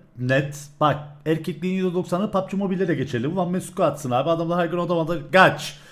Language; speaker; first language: Turkish; early bilingual, heritage; Turkish